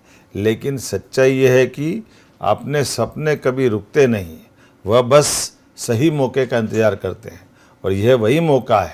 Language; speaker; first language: Hindi; native; Hindi